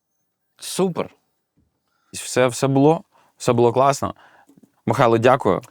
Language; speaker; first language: Ukrainian; native; Ukrainian